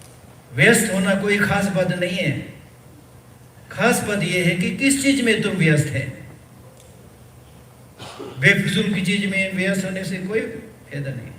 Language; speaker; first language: Hindi; early bilingual, other home language; Tibetan